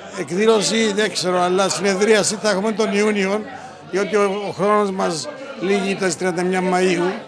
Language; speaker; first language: Greek; native; Greek